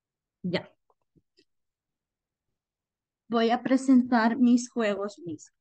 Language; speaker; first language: Spanish; native; Spanish